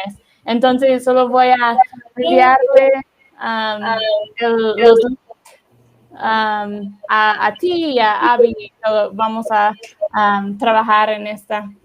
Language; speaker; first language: Spanish; non-native, learner; English